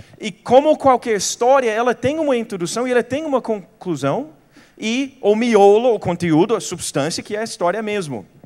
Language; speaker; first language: Portuguese; non-native, fluent; English